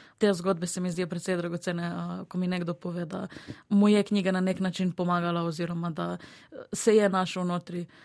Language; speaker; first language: Slovenian; early bilingual, other home language; Serbian